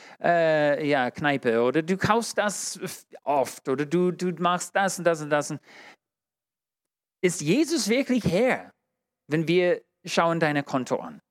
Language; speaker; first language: German; non-native, fluent; English